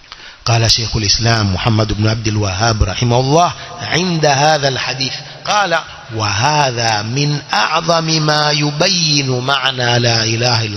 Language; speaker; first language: Arabic; non-native, fluent; Swahili